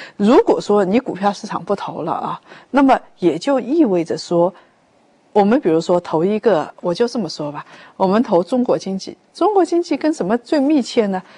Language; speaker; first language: Chinese; native; Chinese